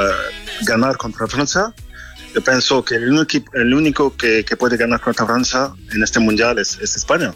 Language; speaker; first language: Spanish; non-native, fluent; French